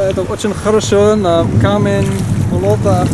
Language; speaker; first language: Russian; non-native, learner; German